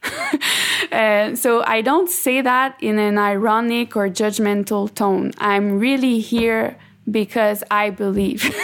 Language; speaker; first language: English; non-native, fluent; French